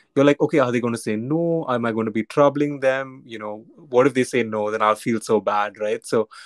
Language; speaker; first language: English; non-native, local second language; Hindi